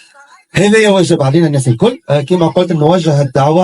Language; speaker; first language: Arabic; native; Arabic